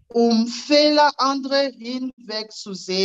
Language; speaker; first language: German; non-native, fluent; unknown